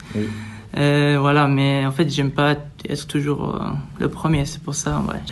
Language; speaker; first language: French; non-native, fluent; Persian